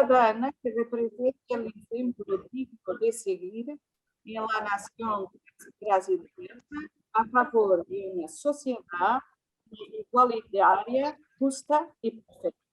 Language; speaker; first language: Spanish; non-native, fluent; Portuguese